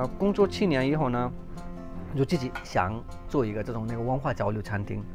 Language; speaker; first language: Chinese; non-native, fluent; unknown